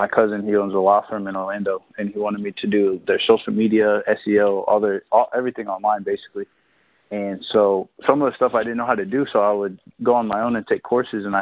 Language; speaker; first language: English; native; English